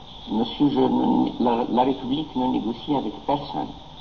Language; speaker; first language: French; non-native, local second language; Arabic